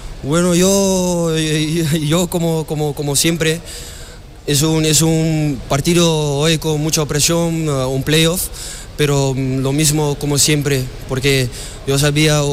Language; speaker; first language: Spanish; non-native, learner; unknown